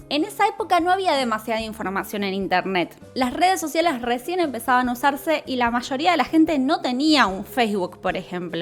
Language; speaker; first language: Spanish; native; Spanish